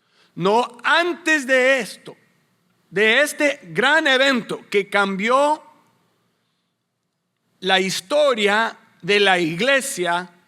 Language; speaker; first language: Spanish; non-native, fluent; English